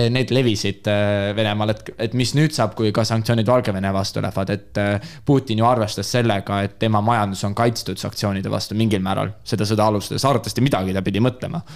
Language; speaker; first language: Estonian; native; Estonian